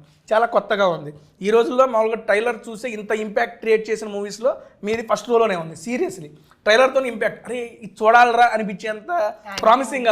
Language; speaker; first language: Telugu; native; Telugu